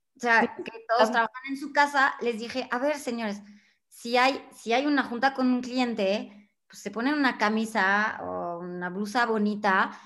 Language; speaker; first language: Spanish; non-native, fluent; French